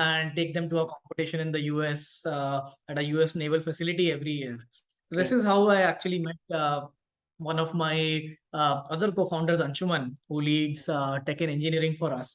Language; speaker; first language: English; non-native, local second language; Hindi